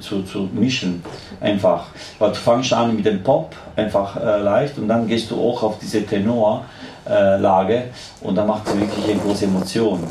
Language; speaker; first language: German; non-native, fluent; Italian